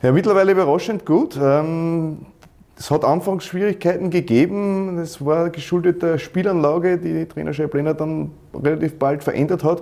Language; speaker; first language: German; native; German